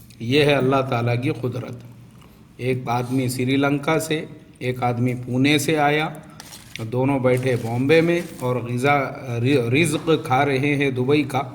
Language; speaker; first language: Urdu; native; Urdu